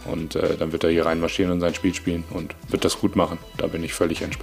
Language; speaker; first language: German; native; German